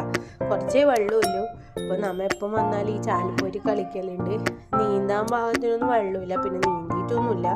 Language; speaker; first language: Malayalam; native; Malayalam